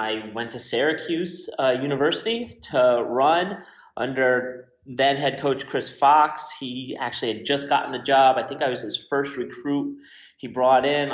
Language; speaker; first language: English; native; English